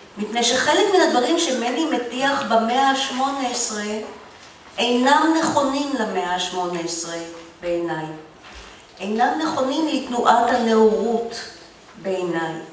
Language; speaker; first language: Hebrew; native; Hebrew